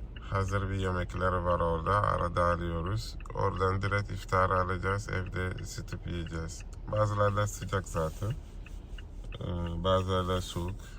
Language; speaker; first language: Turkish; native; Turkish